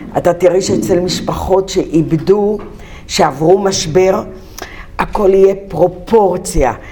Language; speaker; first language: Hebrew; early bilingual, other home language; Arabic